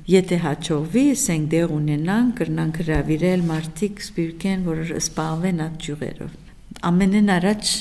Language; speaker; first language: Armenian; early bilingual, heritage; Armenian